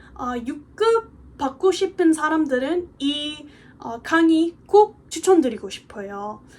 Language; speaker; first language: Korean; non-native, fluent; English